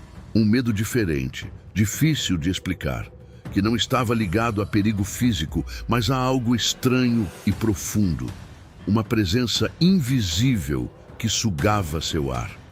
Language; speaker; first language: Portuguese; native; Portuguese